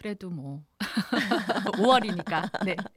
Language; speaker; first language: Korean; native; Korean